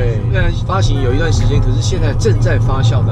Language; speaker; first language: Chinese; native; Chinese